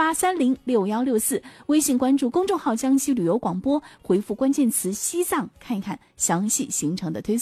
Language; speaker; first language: Chinese; native; Chinese